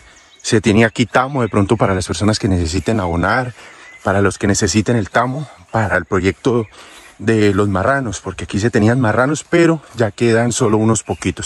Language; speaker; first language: Spanish; native; Spanish